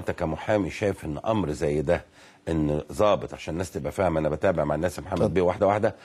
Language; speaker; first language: Arabic; native; Arabic